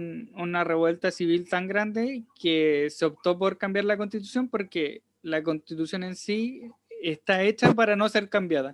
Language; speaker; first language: Spanish; native; Spanish